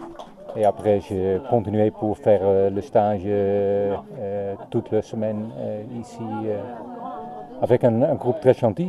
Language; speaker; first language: French; non-native, learner; Dutch